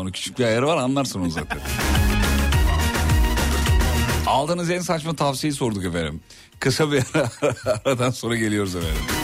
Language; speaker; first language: Turkish; native; Turkish